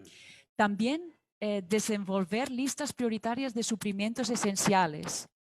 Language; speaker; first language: Spanish; non-native, fluent; Portuguese